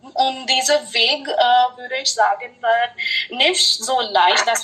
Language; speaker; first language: German; non-native, fluent; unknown